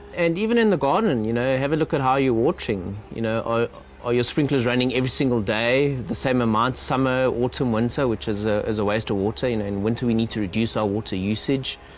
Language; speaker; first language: English; native; English